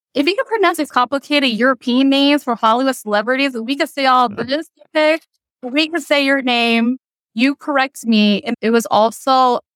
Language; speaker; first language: English; early bilingual, other home language; Western Cham